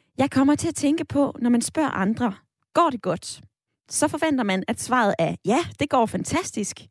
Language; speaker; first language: Danish; native; Danish